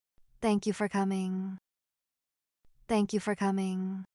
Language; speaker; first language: English; non-native, fluent; Portuguese